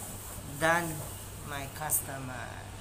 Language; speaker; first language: English; non-native, learner; Filipino